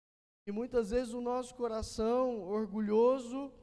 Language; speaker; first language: Portuguese; native; Portuguese